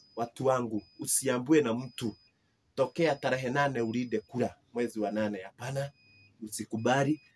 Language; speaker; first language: Swahili; non-native, local second language; Kikuyu